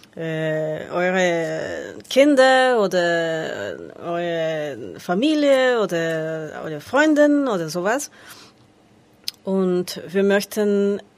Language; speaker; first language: German; non-native, learner; Spanish